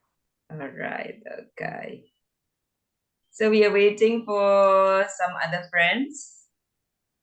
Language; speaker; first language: English; non-native, fluent; Indonesian